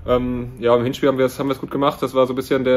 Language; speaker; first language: German; native; German